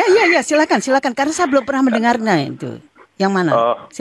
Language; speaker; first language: Indonesian; native; Indonesian